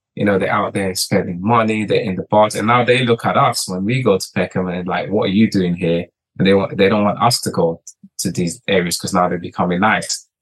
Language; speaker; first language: English; early bilingual, other home language; Portuguese